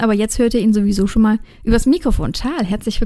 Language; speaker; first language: German; native; German